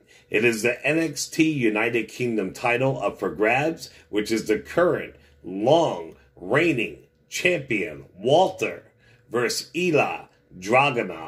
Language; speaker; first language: English; native; English